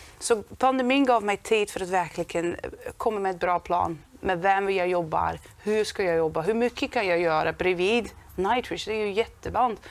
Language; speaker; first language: Swedish; non-native, fluent; Dutch